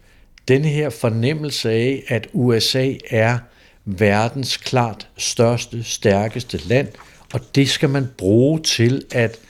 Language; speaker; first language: Danish; native; Danish